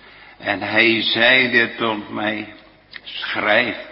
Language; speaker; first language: Dutch; native; Dutch